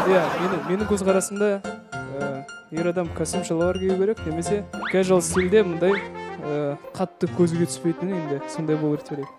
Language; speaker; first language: Chinese; non-native, learner; Kazakh